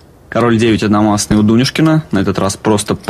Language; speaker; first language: Russian; native; Russian